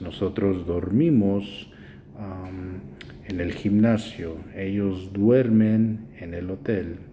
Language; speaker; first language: Spanish; non-native, fluent; English